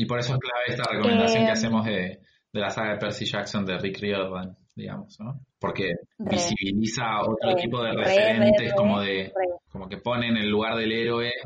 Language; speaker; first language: Spanish; native; Spanish